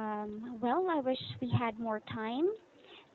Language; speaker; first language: English; non-native, local second language; Filipino